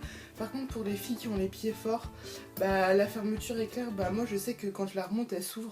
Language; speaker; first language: French; native; French